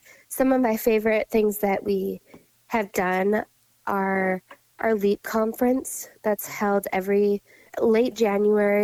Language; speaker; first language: English; native; English